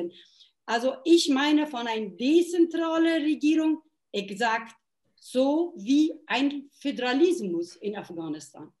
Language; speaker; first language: German; non-native, fluent; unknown